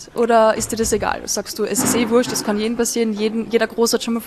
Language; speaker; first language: German; native; German